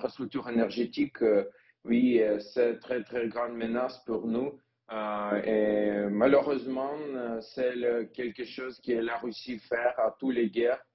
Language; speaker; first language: French; non-native, learner; Ukrainian